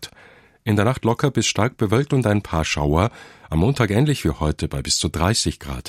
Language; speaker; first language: German; native; German